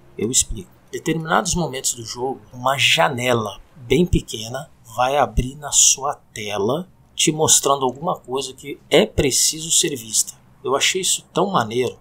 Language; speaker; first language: Portuguese; native; Portuguese